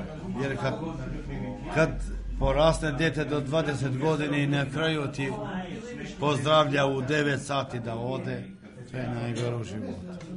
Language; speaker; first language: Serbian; non-native, local second language; Albanian